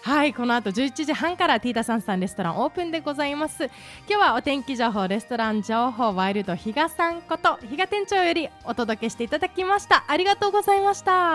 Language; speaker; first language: Japanese; native; Japanese